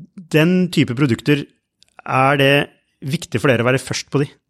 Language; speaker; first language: Norwegian; native; Norwegian